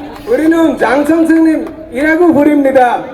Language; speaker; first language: Korean; non-native, learner; Bangla